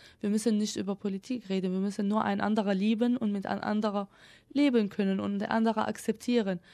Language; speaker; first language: German; non-native, fluent; Arabic